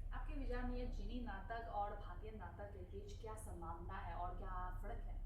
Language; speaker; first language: Hindi; non-native, fluent; Chinese